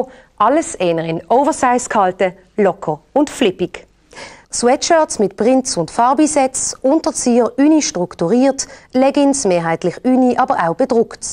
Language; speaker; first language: German; native; German